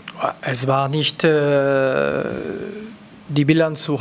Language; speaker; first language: German; non-native, local second language; French